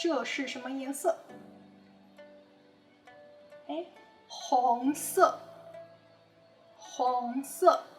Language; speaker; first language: Chinese; non-native, fluent; English